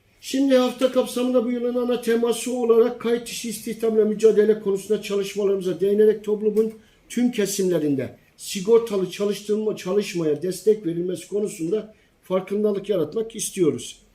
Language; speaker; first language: Turkish; native; Turkish